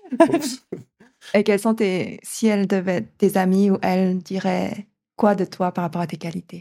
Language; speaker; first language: French; native; French